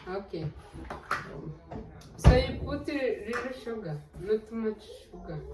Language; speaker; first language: English; non-native, learner; Kinyarwanda